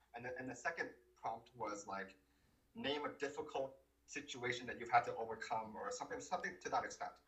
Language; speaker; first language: English; early bilingual, other home language; Vietnamese